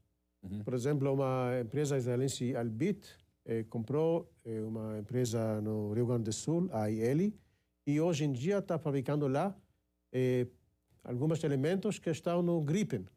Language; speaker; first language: Portuguese; non-native, fluent; Hebrew